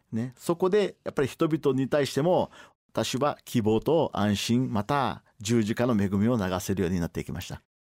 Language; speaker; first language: Japanese; early bilingual, other home language; Portuguese